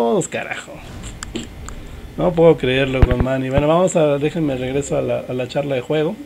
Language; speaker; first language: Spanish; native; Spanish